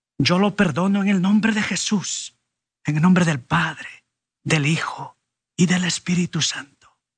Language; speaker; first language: Spanish; early bilingual, heritage; Spanish